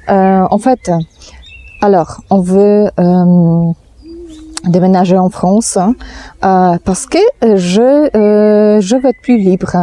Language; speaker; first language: French; non-native, fluent; Polish